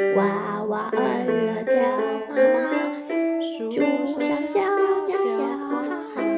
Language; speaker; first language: Chinese; non-native, local second language; Cantonese